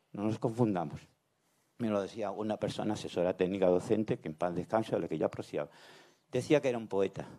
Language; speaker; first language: Spanish; native; Spanish